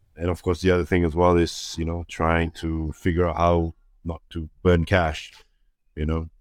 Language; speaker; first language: English; early bilingual, other home language; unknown